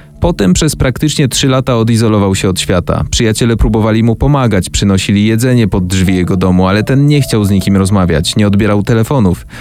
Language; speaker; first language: Polish; native; Polish